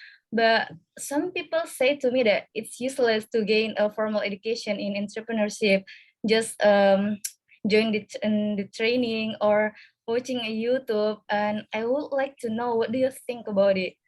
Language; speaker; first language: English; non-native, fluent; Indonesian